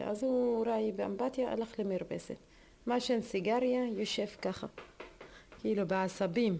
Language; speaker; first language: Hebrew; non-native, learner; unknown